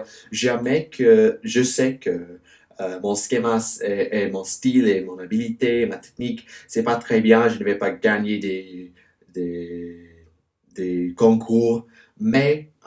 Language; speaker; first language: French; non-native, fluent; English